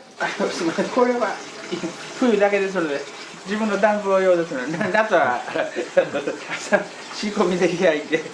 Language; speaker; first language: Japanese; native; Japanese